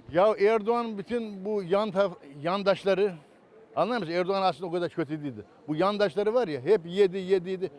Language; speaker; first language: Turkish; native; Turkish